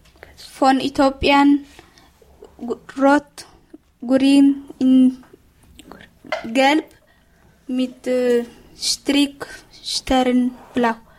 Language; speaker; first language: German; non-native, learner; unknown